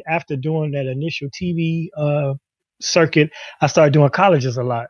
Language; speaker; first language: English; native; English